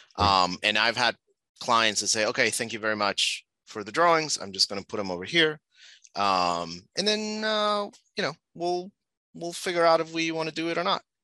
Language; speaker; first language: English; non-native, local second language; Spanish